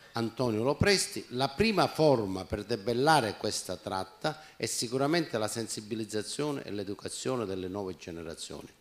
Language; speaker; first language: Italian; native; Italian